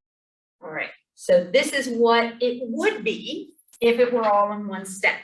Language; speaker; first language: English; native; English